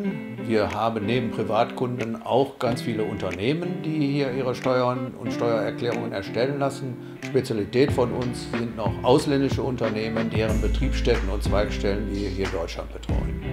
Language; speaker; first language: German; native; German